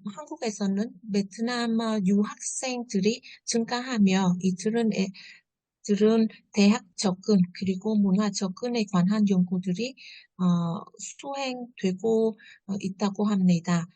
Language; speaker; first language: Korean; non-native, fluent; Vietnamese